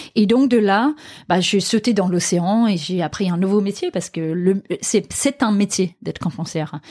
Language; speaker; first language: French; non-native, fluent; Danish